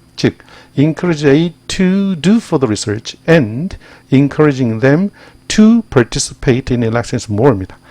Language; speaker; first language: English; non-native, fluent; Korean